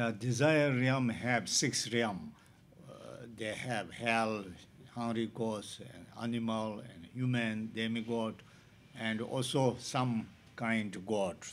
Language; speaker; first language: English; non-native, learner; Tibetan